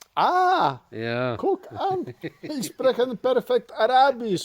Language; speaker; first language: German; non-native, learner; Polish